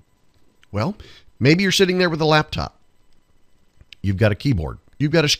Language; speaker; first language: English; native; English